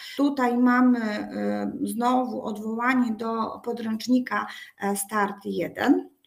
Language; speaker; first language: Polish; native; Polish